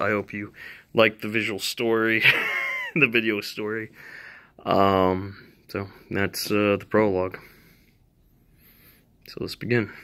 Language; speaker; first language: English; native; English